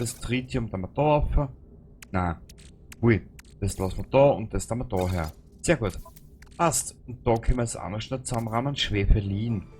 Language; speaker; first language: German; native; German